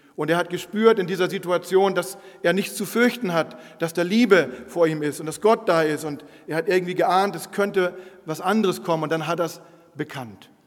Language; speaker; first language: German; non-native, local second language; Low German